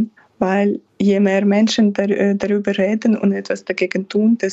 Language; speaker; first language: German; non-native, fluent; Ukrainian